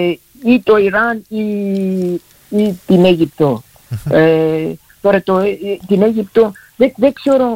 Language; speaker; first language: Greek; early bilingual, heritage; Greek